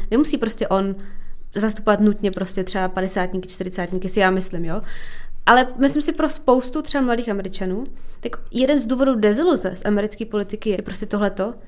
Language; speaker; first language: Czech; native; Czech